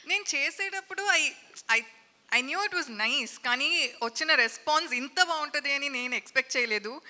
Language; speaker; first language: Telugu; non-native, learner; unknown